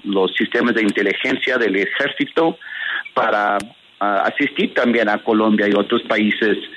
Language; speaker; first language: Spanish; early bilingual, heritage; Spanish